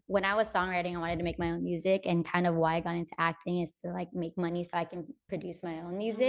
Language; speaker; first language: English; native; English